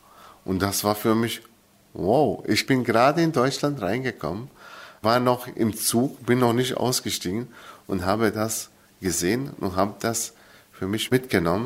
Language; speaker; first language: German; early bilingual, other home language; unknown